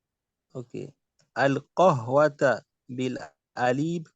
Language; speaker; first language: Arabic; non-native, learner; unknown